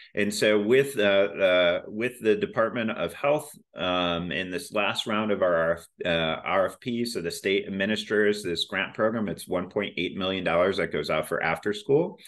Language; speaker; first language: English; native; English